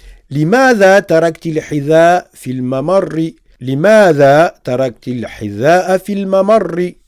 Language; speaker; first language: Arabic; non-native, fluent; French